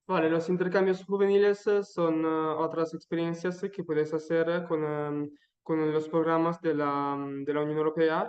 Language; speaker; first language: Spanish; non-native, learner; Italian